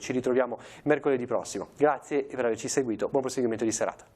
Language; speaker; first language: Italian; native; Italian